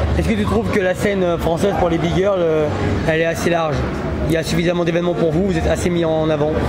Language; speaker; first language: French; native; French